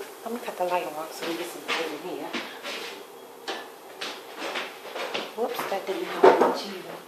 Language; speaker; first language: English; native; English